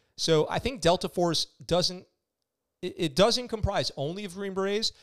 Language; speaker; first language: English; native; English